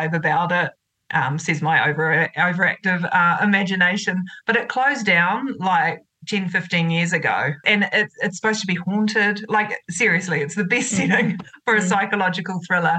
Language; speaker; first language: English; native; English